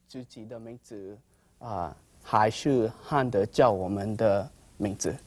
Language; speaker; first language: Chinese; non-native, learner; Hmong